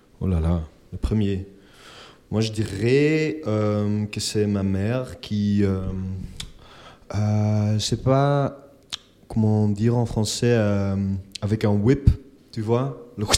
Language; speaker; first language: French; non-native, local second language; Dutch